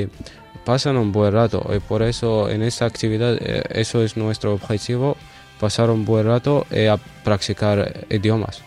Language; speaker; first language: Spanish; non-native, fluent; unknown